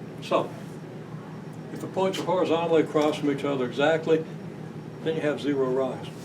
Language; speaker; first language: English; native; English